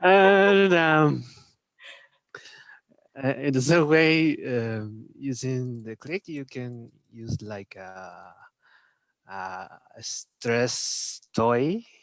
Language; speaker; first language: English; non-native, learner; Spanish